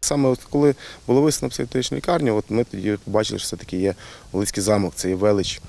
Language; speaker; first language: Ukrainian; native; Ukrainian